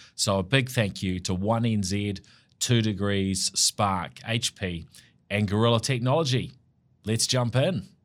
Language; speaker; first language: English; native; English